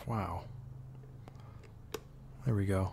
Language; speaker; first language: English; native; English